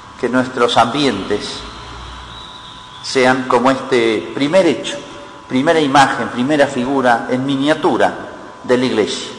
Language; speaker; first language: Spanish; native; Spanish